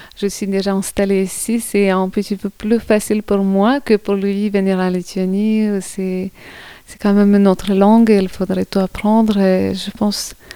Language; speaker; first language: French; non-native, fluent; Lithuanian